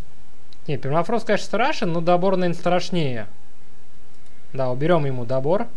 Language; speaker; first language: Russian; native; Russian